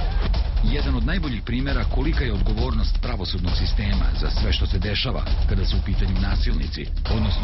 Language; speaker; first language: Serbian; native; Serbian